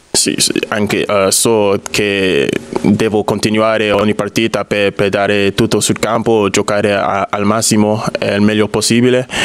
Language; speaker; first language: Italian; non-native, fluent; English